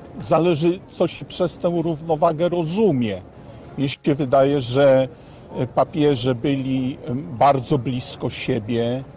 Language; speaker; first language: Polish; native; Polish